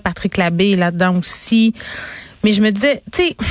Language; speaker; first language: French; native; French